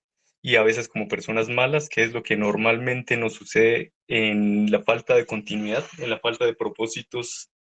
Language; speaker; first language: Spanish; native; Spanish